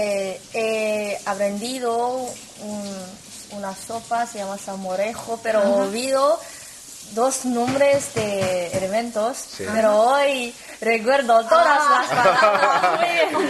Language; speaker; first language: Spanish; non-native, learner; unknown